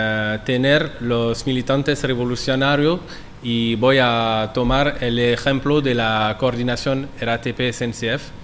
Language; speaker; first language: Spanish; non-native, learner; French